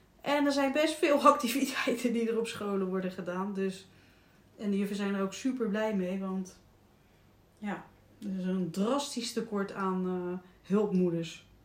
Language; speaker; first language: Dutch; native; Dutch